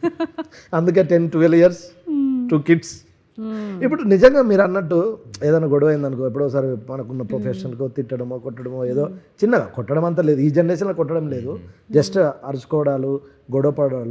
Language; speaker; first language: Telugu; native; Telugu